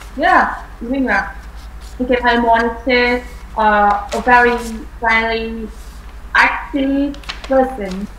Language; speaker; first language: English; non-native, fluent; Vietnamese